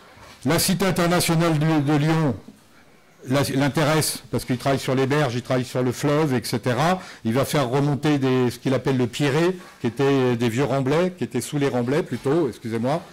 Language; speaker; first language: French; native; French